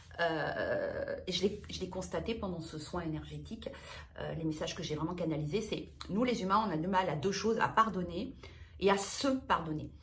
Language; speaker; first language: French; native; French